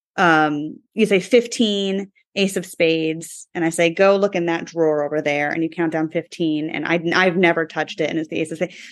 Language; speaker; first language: English; native; English